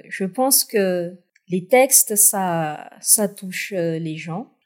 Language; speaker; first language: French; non-native, local second language; Malagasy